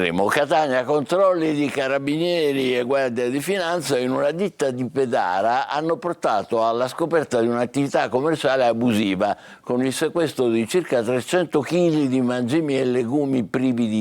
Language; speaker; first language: Italian; native; Italian